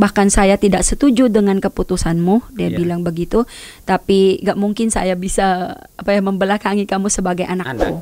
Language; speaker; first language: Indonesian; non-native, learner; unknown